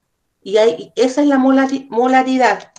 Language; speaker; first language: Spanish; native; Spanish